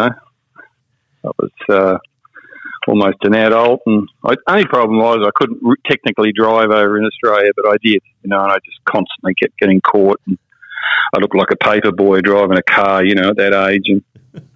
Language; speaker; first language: English; native; English